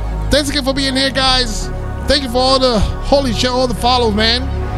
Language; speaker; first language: English; non-native, local second language; Spanish